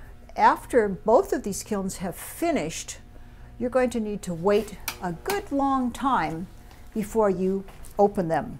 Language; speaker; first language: English; native; English